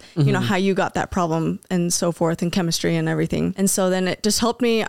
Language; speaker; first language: English; early bilingual, other home language; Spanish